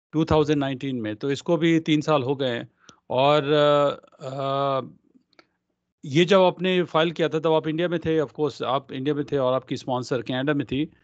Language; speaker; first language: Hindi; non-native, local second language; Punjabi